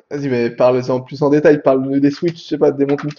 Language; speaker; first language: French; native; French